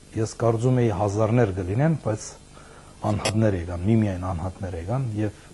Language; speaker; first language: Armenian; early bilingual, heritage; Armenian